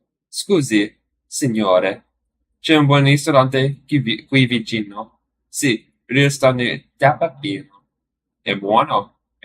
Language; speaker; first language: Italian; non-native, learner; English